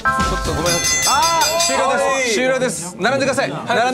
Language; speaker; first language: Japanese; native; Japanese